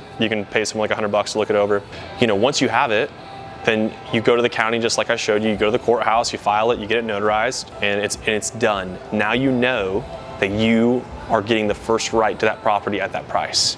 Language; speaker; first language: English; native; English